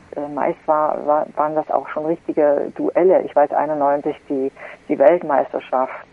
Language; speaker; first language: German; native; German